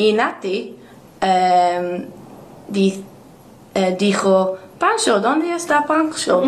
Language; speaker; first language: Spanish; non-native, learner; English